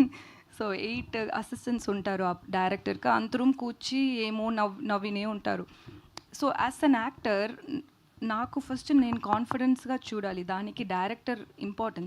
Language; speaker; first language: Telugu; non-native, learner; Tamil